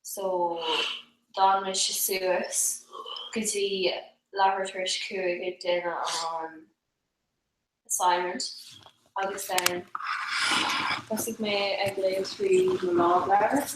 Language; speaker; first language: Irish; non-native, local second language; English